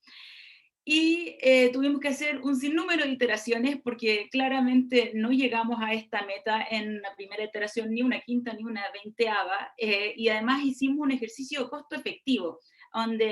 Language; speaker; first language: Spanish; native; Spanish